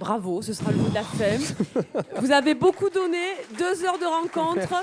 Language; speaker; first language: French; native; French